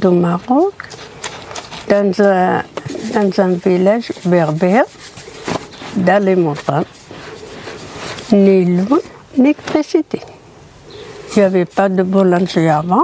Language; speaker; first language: French; non-native, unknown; Berber languages